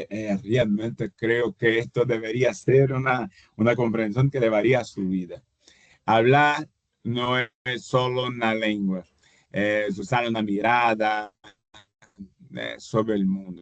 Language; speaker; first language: Spanish; non-native, fluent; Portuguese